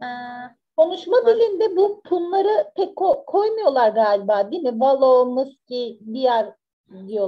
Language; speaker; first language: Turkish; native; Turkish